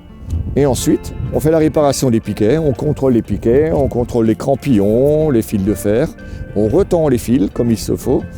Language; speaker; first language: French; native; French